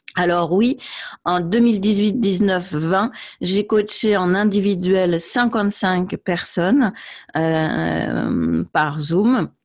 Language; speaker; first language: French; native; French